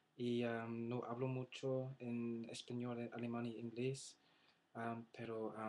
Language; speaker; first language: Spanish; non-native, learner; German